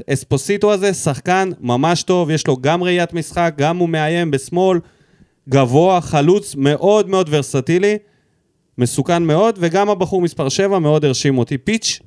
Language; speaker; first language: Hebrew; early bilingual, other home language; Russian